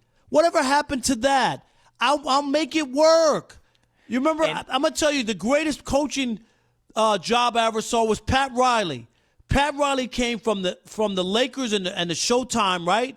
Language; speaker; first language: English; native; English